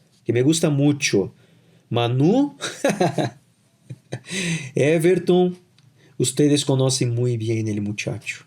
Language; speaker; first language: Spanish; non-native, fluent; Portuguese